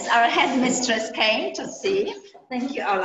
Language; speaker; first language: English; non-native, fluent; Polish